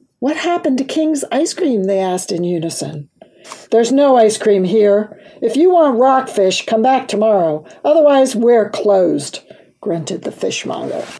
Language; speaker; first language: English; early bilingual, other home language; German